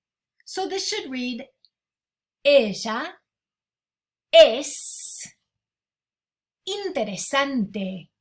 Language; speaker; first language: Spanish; non-native, fluent; English